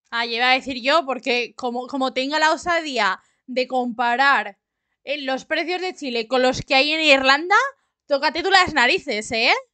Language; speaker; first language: Spanish; native; Spanish